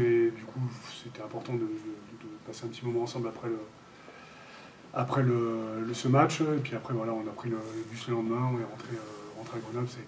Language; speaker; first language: French; native; French